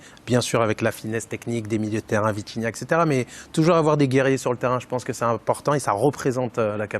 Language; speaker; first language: French; native; French